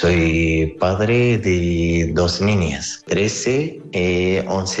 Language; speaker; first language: Spanish; non-native, learner; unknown